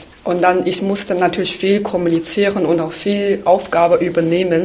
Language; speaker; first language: German; non-native, fluent; Chinese